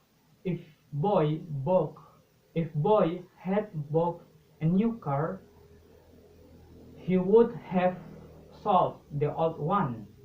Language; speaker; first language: English; non-native, learner; Indonesian